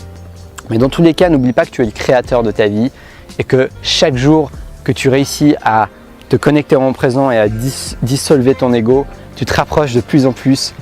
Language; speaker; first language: French; native; French